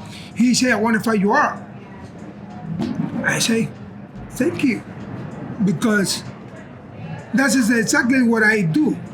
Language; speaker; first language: English; non-native, learner; Spanish